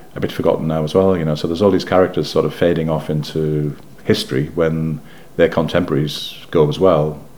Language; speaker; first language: English; native; English